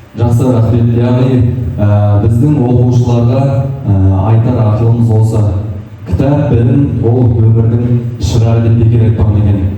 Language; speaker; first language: Kazakh; native; Kazakh